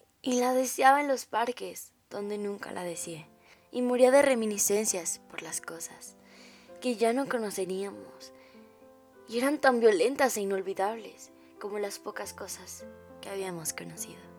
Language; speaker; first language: Spanish; native; Spanish